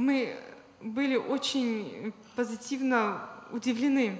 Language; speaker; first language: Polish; non-native, learner; Russian